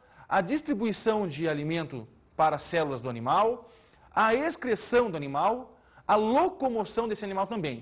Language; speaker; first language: Portuguese; native; Portuguese